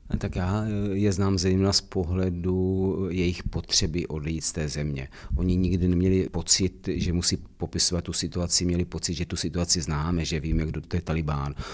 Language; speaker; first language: Czech; native; Czech